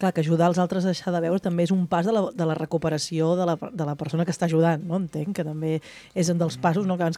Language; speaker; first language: Catalan; native; Catalan